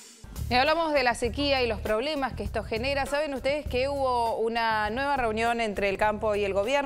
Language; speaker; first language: Spanish; native; Spanish